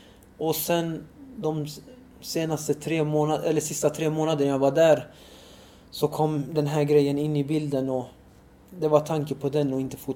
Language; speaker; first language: Swedish; early bilingual, other home language; Arabic